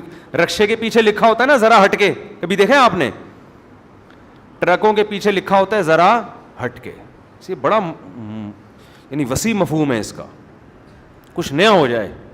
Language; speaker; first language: Urdu; native; Urdu